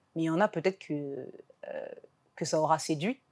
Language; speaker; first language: French; native; French